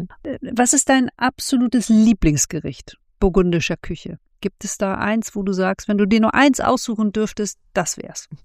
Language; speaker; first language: German; native; German